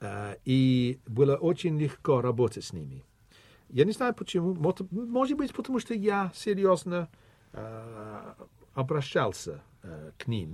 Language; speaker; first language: Russian; non-native, fluent; English